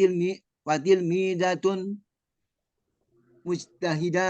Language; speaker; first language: Arabic; non-native, learner; Indonesian